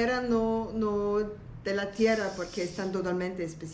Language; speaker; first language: Spanish; non-native, learner; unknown